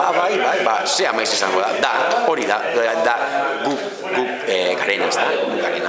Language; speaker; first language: Basque; native; Basque